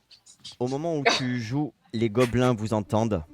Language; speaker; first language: French; native; French